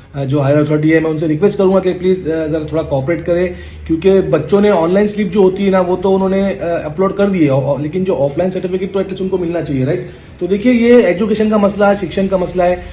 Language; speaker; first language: Hindi; non-native, local second language; Marathi